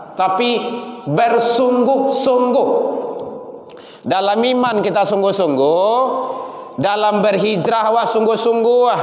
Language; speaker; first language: Malay; non-native, local second language; Minangkabau